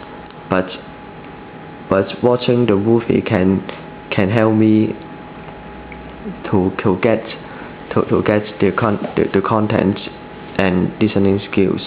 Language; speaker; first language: English; non-native, learner; Cantonese